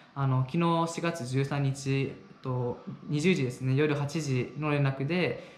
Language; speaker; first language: Japanese; native; Japanese